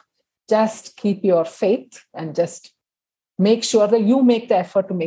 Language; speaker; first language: English; non-native, local second language; Tamil